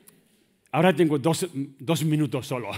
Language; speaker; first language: Spanish; non-native, learner; Tibetan